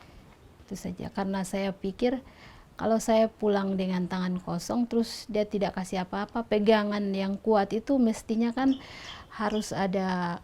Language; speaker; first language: Indonesian; non-native, local second language; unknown